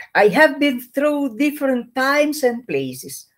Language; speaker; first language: English; non-native, learner; Italian